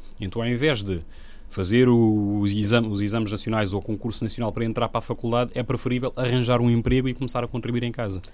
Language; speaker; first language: Portuguese; non-native, local second language; Upper Guinea Crioulo